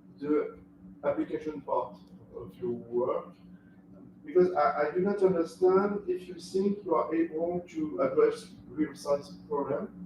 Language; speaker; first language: English; non-native, fluent; French